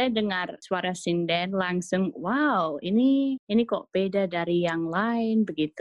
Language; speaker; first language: Indonesian; non-native, fluent; English